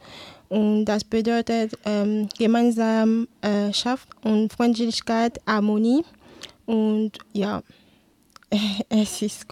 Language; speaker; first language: German; non-native, learner; Ewe